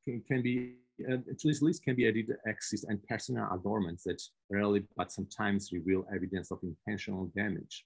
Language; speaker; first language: English; non-native, fluent; Georgian